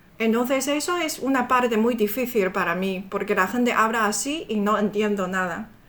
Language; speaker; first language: Spanish; non-native, fluent; Chinese